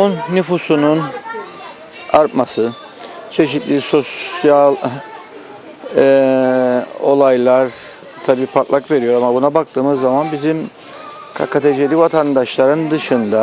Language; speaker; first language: Turkish; native; Turkish